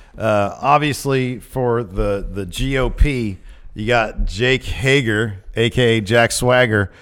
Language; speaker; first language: English; native; English